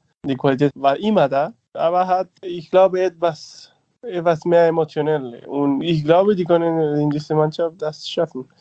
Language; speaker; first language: German; non-native, learner; Spanish